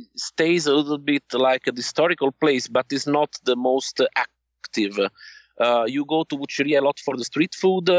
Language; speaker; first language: English; non-native, fluent; Italian